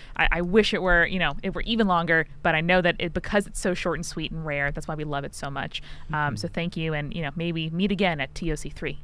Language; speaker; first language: English; native; English